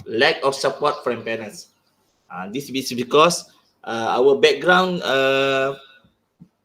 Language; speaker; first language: English; non-native, local second language; Malay